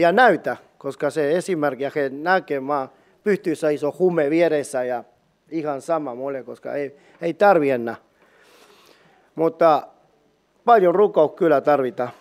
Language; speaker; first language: Finnish; non-native, learner; Spanish